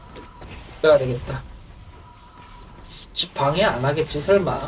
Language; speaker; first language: Korean; native; Korean